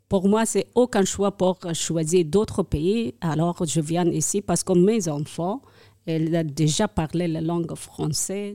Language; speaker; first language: French; non-native, learner; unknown